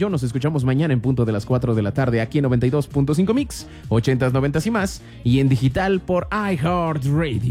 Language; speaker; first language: Spanish; native; Spanish